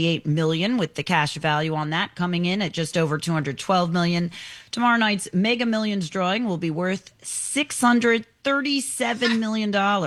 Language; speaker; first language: English; native; English